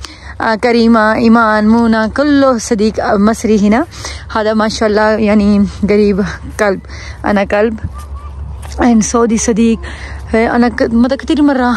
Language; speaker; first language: Arabic; non-native, learner; Urdu